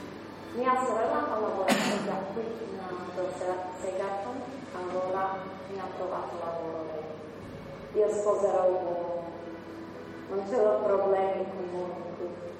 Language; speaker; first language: Italian; non-native, learner; Slovak